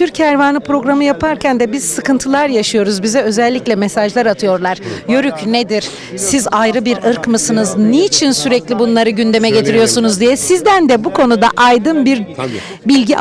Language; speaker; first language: Turkish; native; Turkish